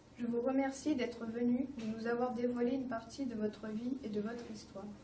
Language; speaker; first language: French; native; French